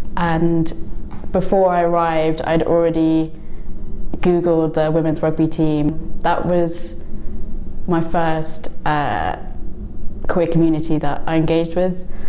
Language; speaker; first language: English; native; English